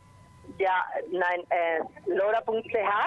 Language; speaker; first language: German; non-native, learner; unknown